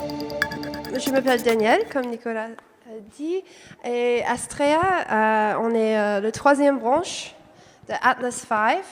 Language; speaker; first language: French; non-native, fluent; English